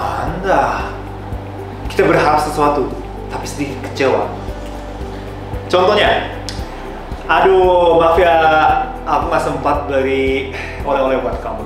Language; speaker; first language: Indonesian; non-native, fluent; Japanese